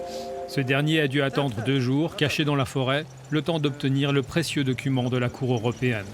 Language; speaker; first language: French; native; French